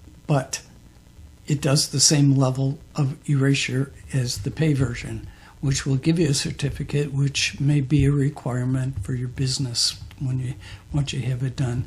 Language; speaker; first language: English; native; English